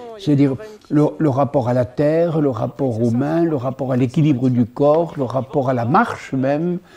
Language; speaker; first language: French; native; French